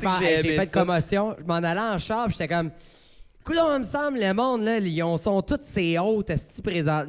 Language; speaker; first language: French; native; French